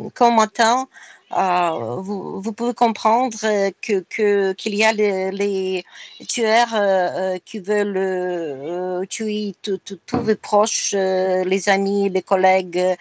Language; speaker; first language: French; non-native, fluent; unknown